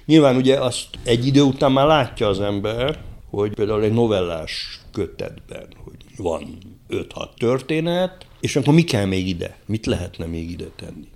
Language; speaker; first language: Hungarian; native; Hungarian